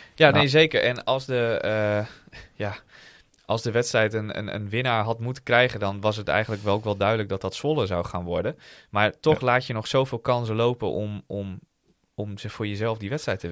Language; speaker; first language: Dutch; native; Dutch